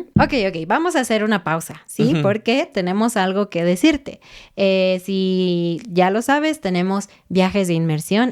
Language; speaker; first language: Spanish; native; Spanish